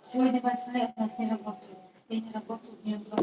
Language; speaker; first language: Russian; non-native, learner; Tajik